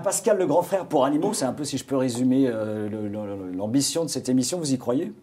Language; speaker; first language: French; native; French